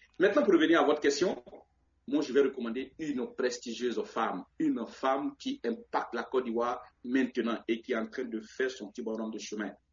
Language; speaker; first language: French; non-native, local second language; Baoulé